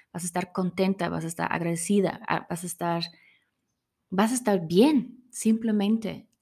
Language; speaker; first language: Spanish; non-native, fluent; German